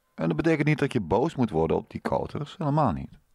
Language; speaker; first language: Dutch; native; Dutch